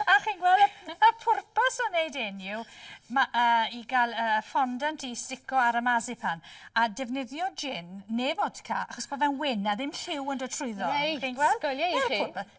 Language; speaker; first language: Welsh; native; Welsh